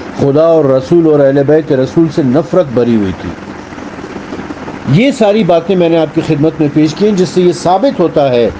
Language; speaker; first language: Urdu; native; Urdu